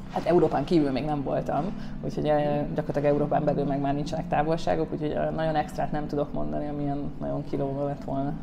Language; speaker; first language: Hungarian; native; Hungarian